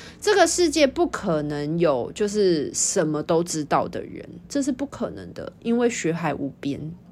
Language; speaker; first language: Chinese; native; Chinese